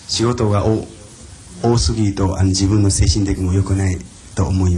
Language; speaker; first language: Japanese; non-native, fluent; Chinese